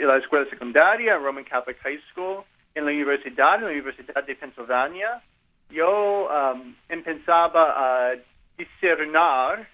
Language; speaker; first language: Spanish; non-native, learner; English